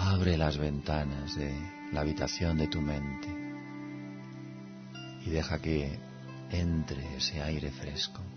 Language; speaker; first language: Spanish; native; Spanish